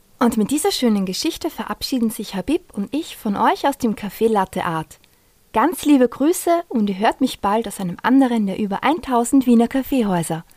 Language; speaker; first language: German; native; German